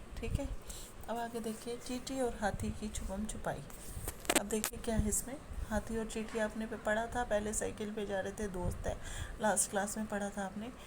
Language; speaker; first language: Hindi; native; Hindi